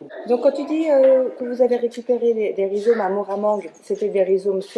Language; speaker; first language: French; native; French